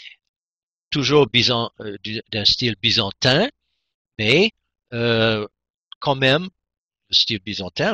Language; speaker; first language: French; non-native, fluent; English